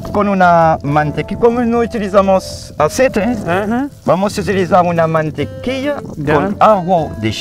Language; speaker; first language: Spanish; non-native, learner; French